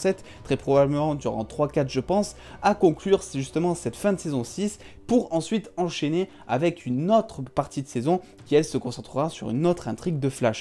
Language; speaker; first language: French; native; French